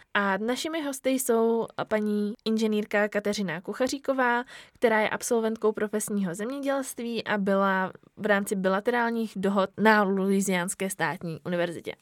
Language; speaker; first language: Czech; native; Czech